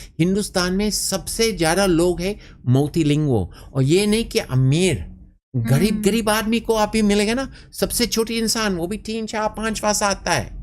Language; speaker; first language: Hindi; non-native, fluent; English